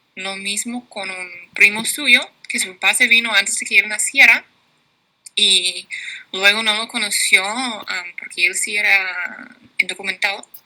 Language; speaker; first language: Spanish; non-native, fluent; English